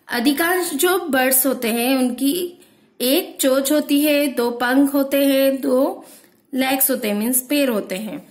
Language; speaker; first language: Hindi; native; Hindi